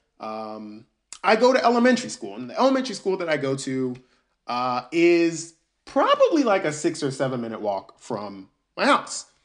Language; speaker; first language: English; early bilingual, other home language; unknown